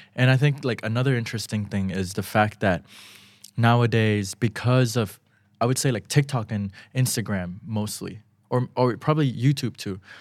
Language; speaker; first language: English; early bilingual, other home language; Thai